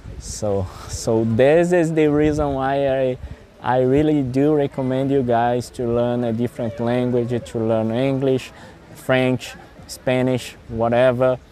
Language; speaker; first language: English; non-native, fluent; Portuguese